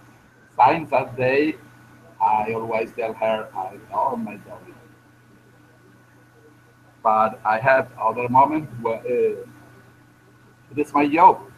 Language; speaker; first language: English; non-native, learner; Spanish